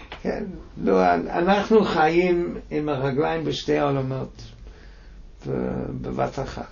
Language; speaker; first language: Hebrew; non-native, fluent; English